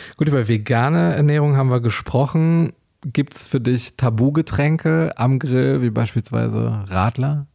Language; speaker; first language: German; native; German